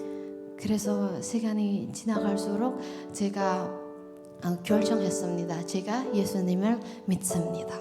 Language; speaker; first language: Korean; non-native, learner; Indonesian